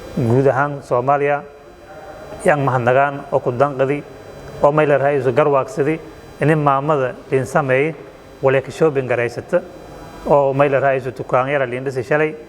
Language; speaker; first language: Somali; non-native, local second language; Maay